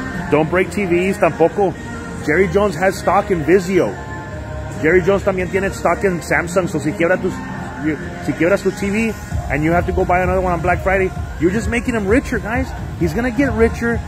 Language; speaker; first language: English; early bilingual, other home language; Spanish